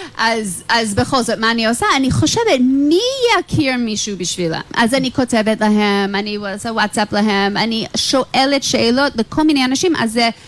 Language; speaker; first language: Hebrew; non-native, fluent; English